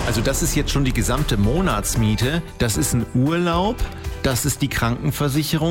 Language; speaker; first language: German; native; German